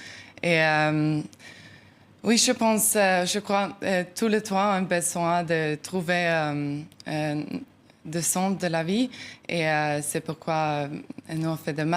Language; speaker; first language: French; non-native, learner; Norwegian